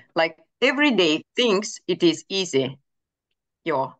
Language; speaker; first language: English; non-native, fluent; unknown